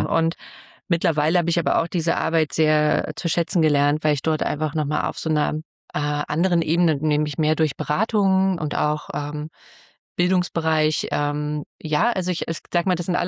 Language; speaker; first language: German; native; German